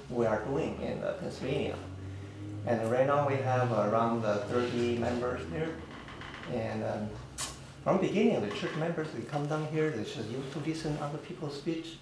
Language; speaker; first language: English; non-native, learner; Chinese